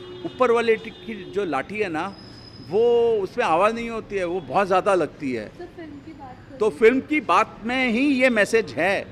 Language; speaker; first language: Hindi; native; Hindi